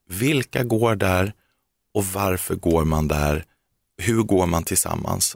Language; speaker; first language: Swedish; native; Swedish